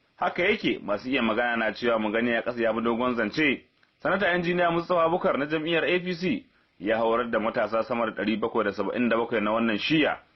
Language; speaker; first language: Hausa; native; Hausa